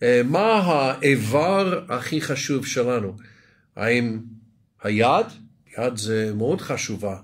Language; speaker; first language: Hebrew; non-native, fluent; English